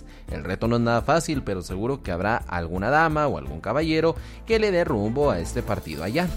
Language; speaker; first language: Spanish; native; Spanish